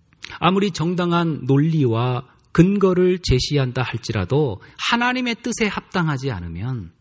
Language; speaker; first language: Korean; native; Korean